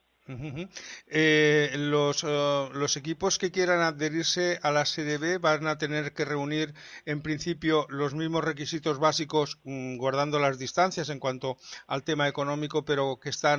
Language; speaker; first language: Spanish; native; Spanish